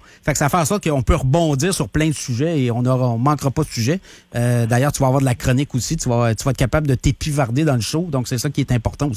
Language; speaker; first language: French; native; French